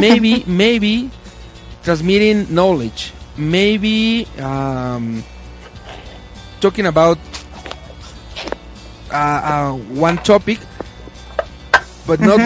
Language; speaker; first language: English; non-native, learner; Spanish